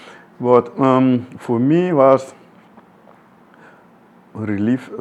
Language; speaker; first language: English; non-native, fluent; Dutch